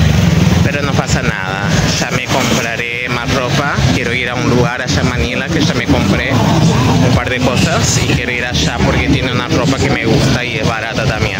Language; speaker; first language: Spanish; non-native, fluent; Portuguese